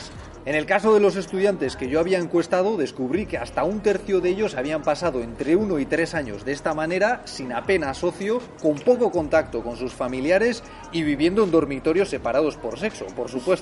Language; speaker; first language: Spanish; native; Spanish